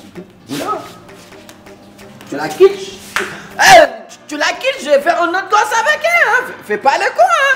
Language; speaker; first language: French; non-native, local second language; Wolof